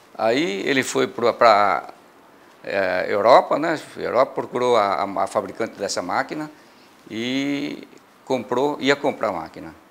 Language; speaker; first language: Portuguese; early bilingual, other home language; Japanese